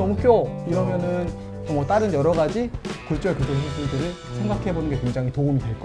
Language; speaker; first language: Korean; native; Korean